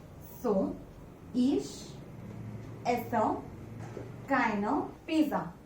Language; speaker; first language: German; non-native, fluent; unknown